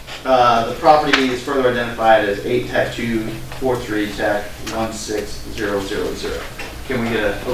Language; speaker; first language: English; native; English